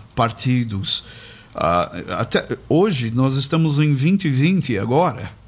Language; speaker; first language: Portuguese; native; Portuguese